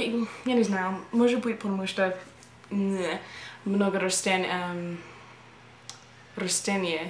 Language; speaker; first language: Russian; non-native, learner; English